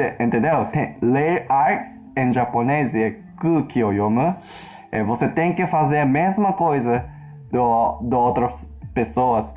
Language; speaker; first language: Portuguese; non-native, fluent; Japanese